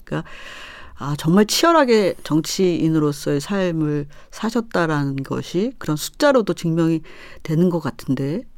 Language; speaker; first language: Korean; native; Korean